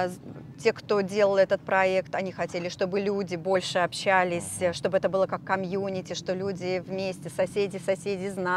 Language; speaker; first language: Russian; native; Russian